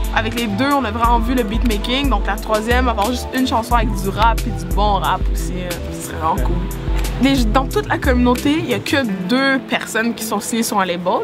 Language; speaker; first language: French; native; French